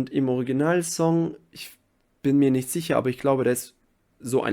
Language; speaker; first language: German; non-native, fluent; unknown